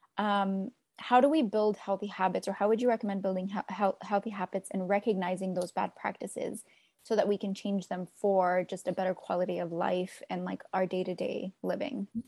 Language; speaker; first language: English; native; English